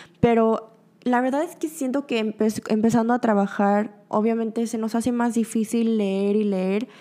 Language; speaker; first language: Spanish; early bilingual, other home language; Korean